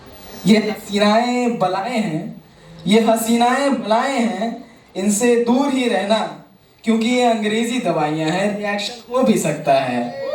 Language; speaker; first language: Hindi; native; Hindi